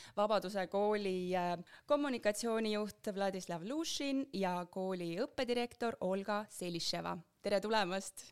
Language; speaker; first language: Estonian; native; Estonian